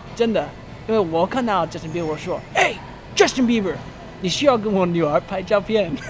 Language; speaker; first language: Chinese; non-native, learner; English